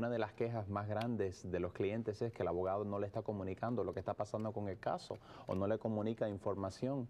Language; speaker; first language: Spanish; early bilingual, heritage; Spanish